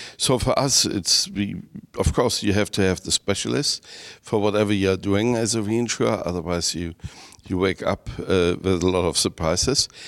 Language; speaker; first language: English; non-native, fluent; German